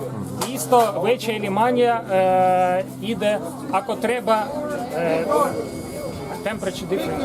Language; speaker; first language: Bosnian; non-native, learner; Ukrainian